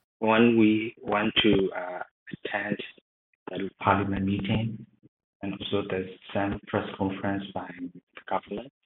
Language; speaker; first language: English; non-native, learner; Burmese